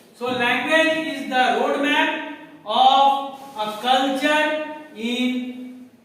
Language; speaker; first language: English; non-native, local second language; Hindi